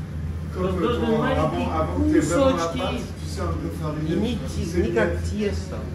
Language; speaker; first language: Russian; non-native, learner; French